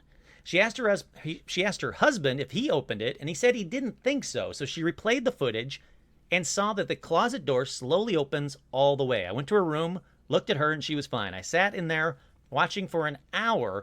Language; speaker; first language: English; native; English